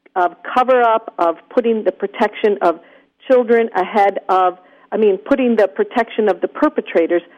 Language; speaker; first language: English; native; English